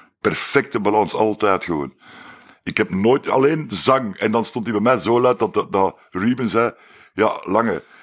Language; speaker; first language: Dutch; native; Dutch